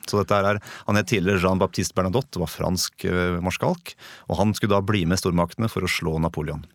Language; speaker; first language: Norwegian; native; Norwegian